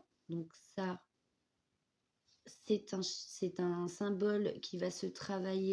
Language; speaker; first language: French; native; French